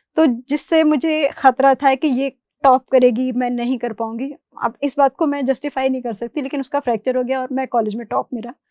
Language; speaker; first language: Hindi; native; Hindi